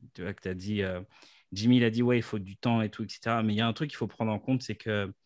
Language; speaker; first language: French; native; French